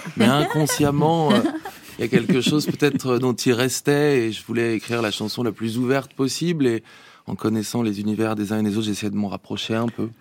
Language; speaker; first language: French; native; French